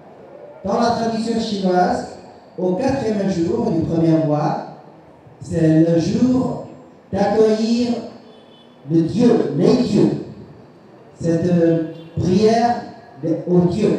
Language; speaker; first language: French; non-native, fluent; Chinese